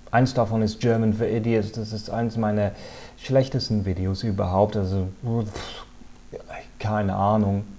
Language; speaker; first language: German; non-native, fluent; English